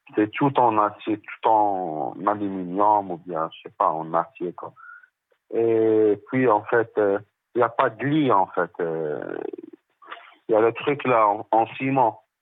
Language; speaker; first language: French; non-native, local second language; Arabic